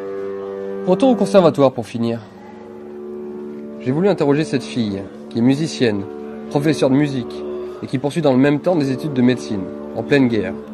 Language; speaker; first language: French; native; French